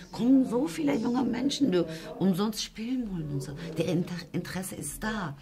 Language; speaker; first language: German; non-native, fluent; Turkish